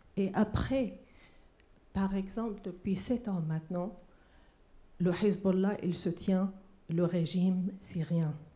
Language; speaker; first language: French; non-native, fluent; Arabic